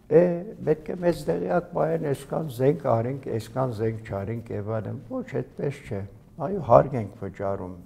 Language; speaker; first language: Armenian; early bilingual, heritage; Armenian